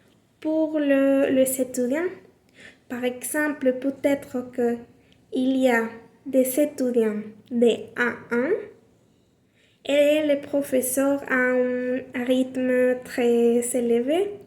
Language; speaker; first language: French; non-native, learner; Spanish